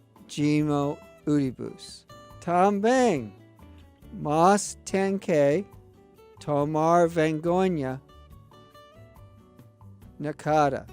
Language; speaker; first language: Portuguese; non-native, learner; English